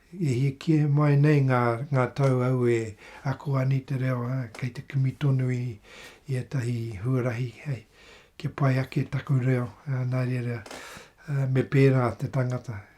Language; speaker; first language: Māori; non-native, local second language; English